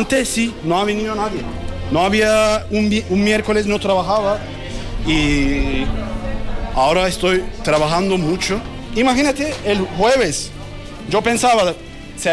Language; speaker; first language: Spanish; non-native, learner; Turkish